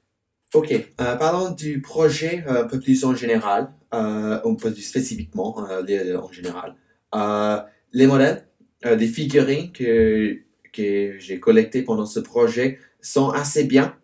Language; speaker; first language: French; non-native, fluent; English